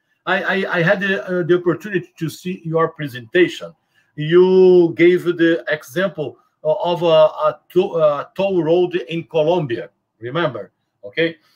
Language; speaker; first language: English; non-native, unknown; Portuguese